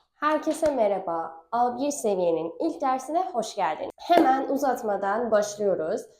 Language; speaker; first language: Turkish; non-native, fluent; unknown